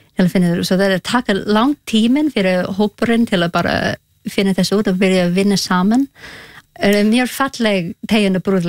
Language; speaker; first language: Icelandic; non-native, learner; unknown